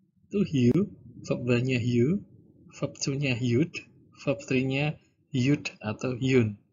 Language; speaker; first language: English; non-native, fluent; Indonesian